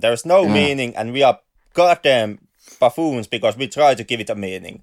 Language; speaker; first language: English; non-native, fluent; Finnish